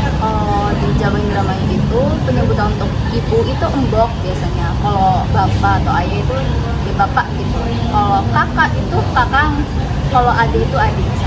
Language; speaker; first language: Indonesian; non-native, local second language; Javanese